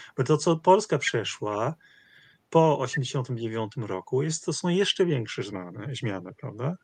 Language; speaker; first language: Polish; non-native, fluent; Dutch